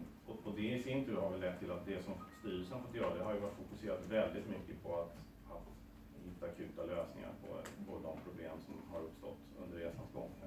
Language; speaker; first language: Swedish; native; Swedish